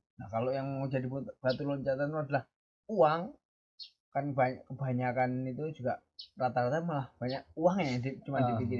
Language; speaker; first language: Indonesian; native; Indonesian